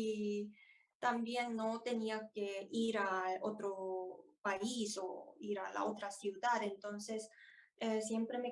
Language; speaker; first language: Spanish; non-native, fluent; Korean